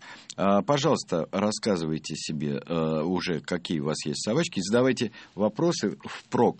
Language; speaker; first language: Russian; native; Russian